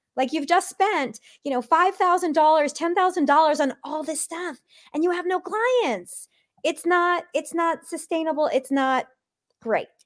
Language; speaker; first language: English; native; English